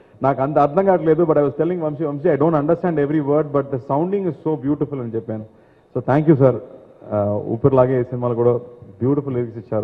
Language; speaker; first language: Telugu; non-native, local second language; Tamil